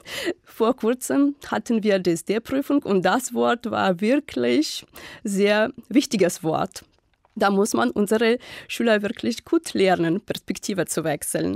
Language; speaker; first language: German; non-native, fluent; Ukrainian